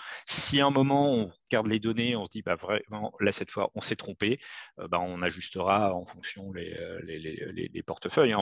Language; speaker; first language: French; native; French